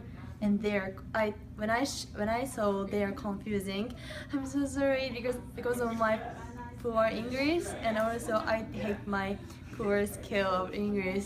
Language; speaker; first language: English; non-native, learner; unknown